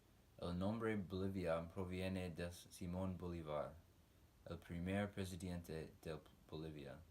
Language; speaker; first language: Spanish; non-native, learner; English